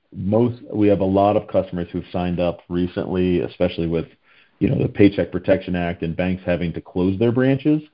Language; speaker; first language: English; native; English